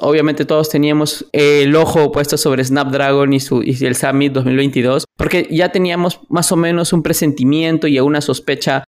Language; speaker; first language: Spanish; native; Spanish